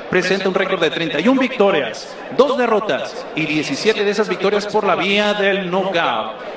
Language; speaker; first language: Spanish; native; Spanish